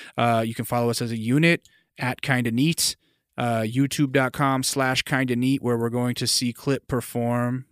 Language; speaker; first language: English; native; English